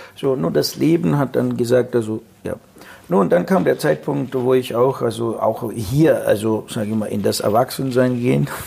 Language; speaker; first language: German; non-native, fluent; Russian